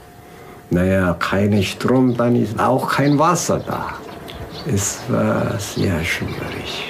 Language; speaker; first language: German; non-native, fluent; Korean